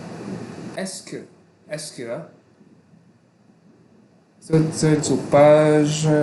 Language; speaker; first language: French; non-native, fluent; Malay